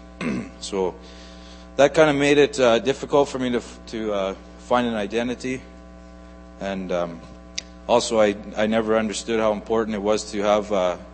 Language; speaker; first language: English; native; English